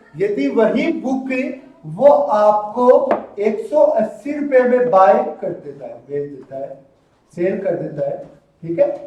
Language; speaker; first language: Hindi; native; Hindi